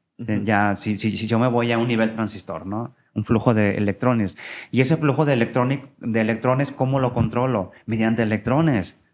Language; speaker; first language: Spanish; native; Spanish